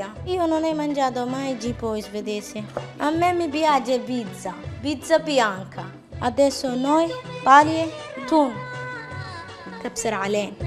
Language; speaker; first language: Italian; non-native, learner; Somali